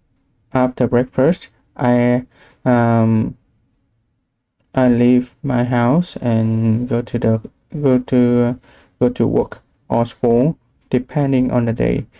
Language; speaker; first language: English; non-native, learner; Vietnamese